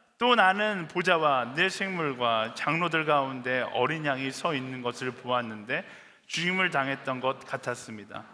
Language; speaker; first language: Korean; native; Korean